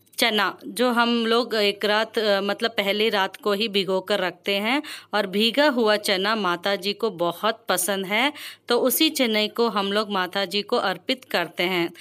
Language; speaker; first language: Hindi; non-native, local second language; Telugu